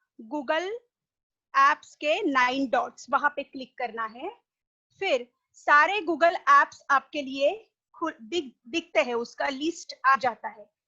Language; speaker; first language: Hindi; non-native, local second language; Marathi